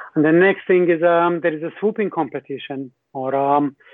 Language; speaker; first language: English; non-native, fluent; Hungarian